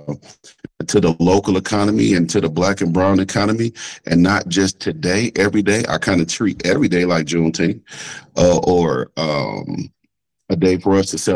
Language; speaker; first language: English; native; English